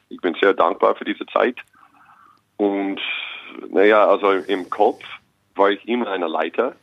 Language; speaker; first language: German; non-native, fluent; English